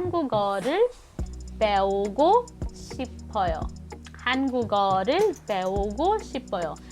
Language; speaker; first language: Korean; non-native, fluent; Filipino